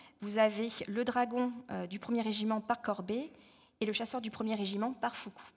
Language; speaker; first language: French; native; French